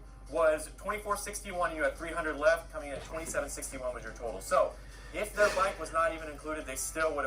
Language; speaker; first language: English; native; English